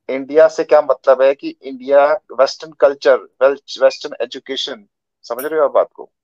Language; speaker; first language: Hindi; native; Hindi